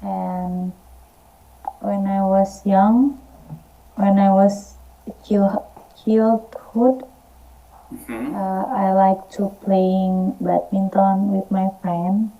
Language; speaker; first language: English; non-native, learner; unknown